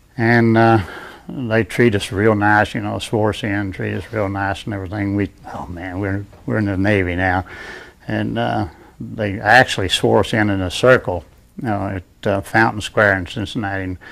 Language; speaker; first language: English; native; English